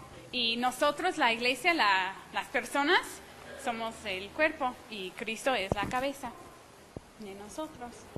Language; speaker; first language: Spanish; non-native, fluent; English